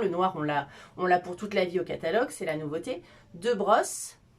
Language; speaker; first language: French; native; French